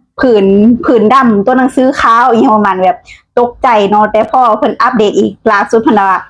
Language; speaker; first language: Thai; non-native, local second language; Lao